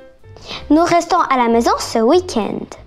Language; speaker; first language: French; non-native, fluent; Russian